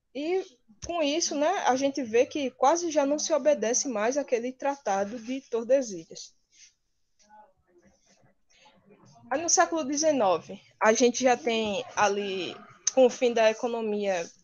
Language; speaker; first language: Portuguese; native; Portuguese